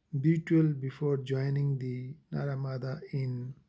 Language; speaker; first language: English; non-native, local second language; Urdu